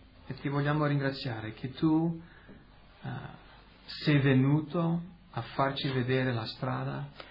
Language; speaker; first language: Italian; early bilingual, heritage; Italian